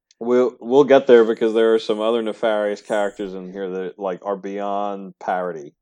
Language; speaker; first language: English; native; English